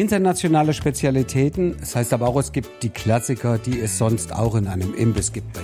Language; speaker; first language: German; native; German